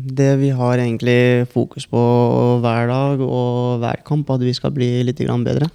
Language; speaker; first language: Norwegian; early bilingual, other home language; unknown